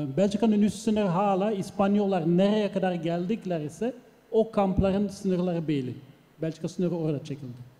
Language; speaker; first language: Turkish; early bilingual, heritage; Turkish